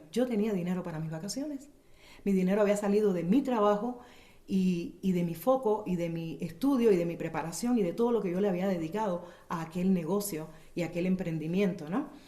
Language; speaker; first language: Spanish; native; Spanish